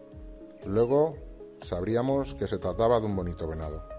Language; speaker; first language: Spanish; native; Spanish